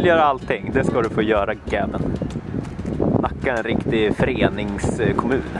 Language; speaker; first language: Swedish; native; Swedish